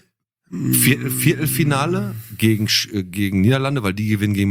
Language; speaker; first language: German; native; German